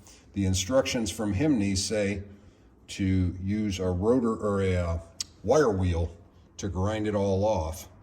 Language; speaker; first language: English; native; English